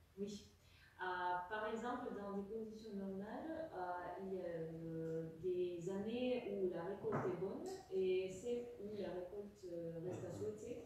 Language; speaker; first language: French; non-native, fluent; Russian